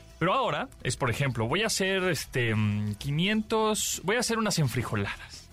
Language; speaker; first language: Spanish; native; Spanish